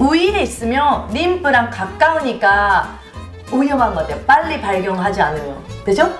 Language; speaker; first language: Korean; non-native, fluent; Japanese